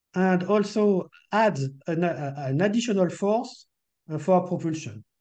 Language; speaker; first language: English; non-native, fluent; French